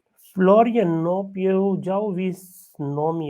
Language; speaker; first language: Portuguese; non-native, learner; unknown